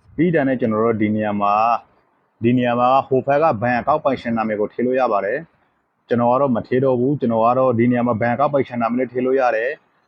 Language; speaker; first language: Burmese; non-native, local second language; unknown